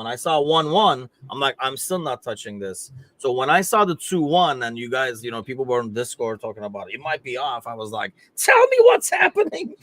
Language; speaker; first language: English; native; English